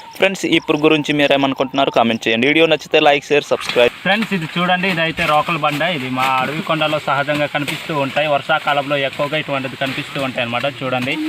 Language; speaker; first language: Telugu; non-native, local second language; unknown